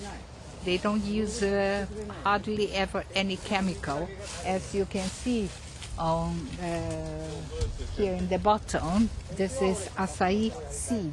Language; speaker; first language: English; non-native, fluent; Portuguese